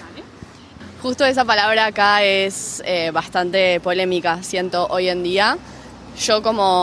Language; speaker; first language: Spanish; early bilingual, other home language; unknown